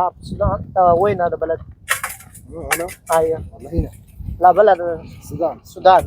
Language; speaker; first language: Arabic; non-native, learner; Urdu